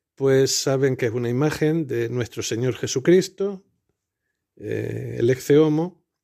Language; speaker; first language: Spanish; native; Spanish